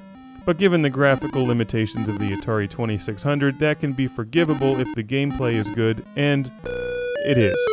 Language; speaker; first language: English; native; English